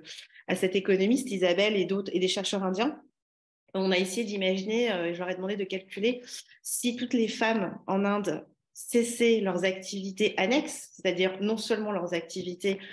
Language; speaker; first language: French; native; French